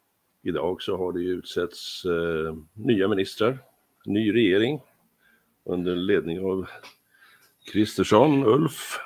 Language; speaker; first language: Swedish; native; Swedish